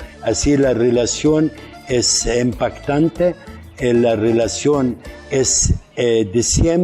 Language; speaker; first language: Spanish; non-native, fluent; Arabic